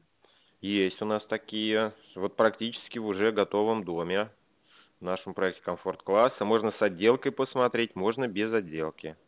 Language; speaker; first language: Russian; native; Russian